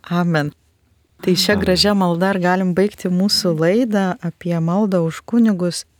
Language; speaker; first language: Lithuanian; native; Lithuanian